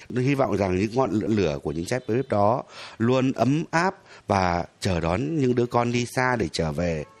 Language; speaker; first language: Vietnamese; non-native, local second language; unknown